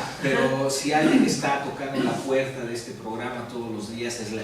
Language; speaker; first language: Spanish; native; Spanish